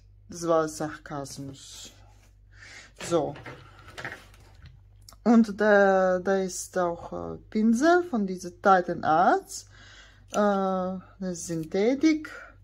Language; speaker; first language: German; non-native, fluent; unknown